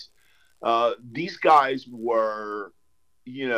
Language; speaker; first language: English; native; English